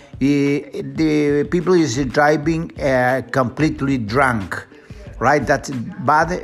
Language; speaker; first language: English; non-native, learner; Spanish